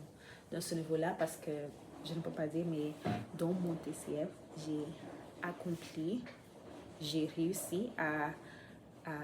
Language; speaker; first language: French; non-native, fluent; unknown